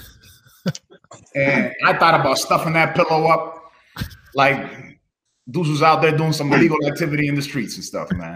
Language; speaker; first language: English; early bilingual, other home language; Spanish